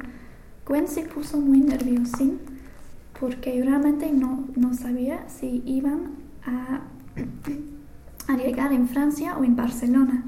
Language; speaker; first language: Spanish; non-native, fluent; English